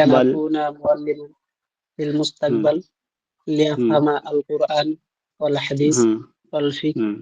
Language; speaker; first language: Arabic; non-native, learner; Bangla